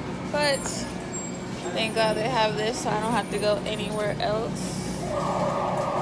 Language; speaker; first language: English; native; English